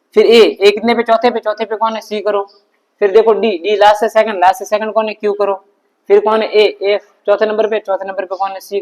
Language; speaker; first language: Hindi; native; Hindi